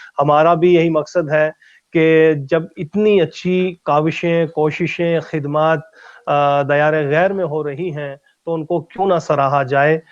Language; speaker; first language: Urdu; native; Urdu